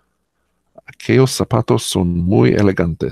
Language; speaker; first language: Spanish; non-native, learner; English